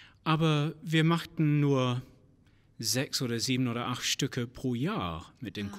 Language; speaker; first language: German; non-native, fluent; English